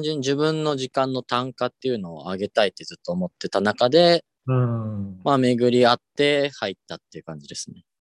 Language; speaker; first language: Japanese; native; Japanese